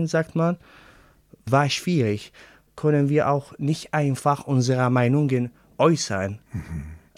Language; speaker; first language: German; non-native, learner; Arabic